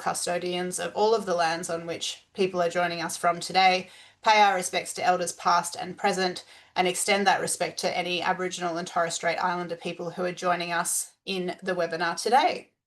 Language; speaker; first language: English; native; English